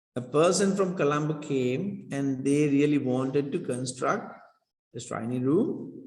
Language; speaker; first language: English; non-native, local second language; Sinhala